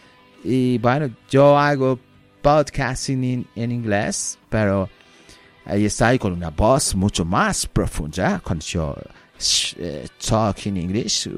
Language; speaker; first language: Spanish; non-native, learner; English